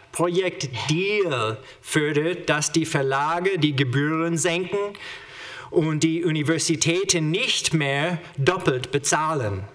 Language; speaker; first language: German; non-native, learner; English